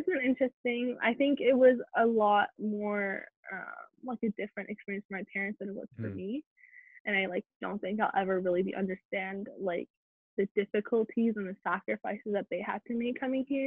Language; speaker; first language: English; native; English